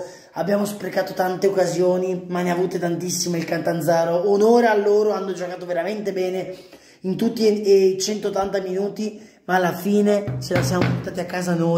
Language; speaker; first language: Italian; native; Italian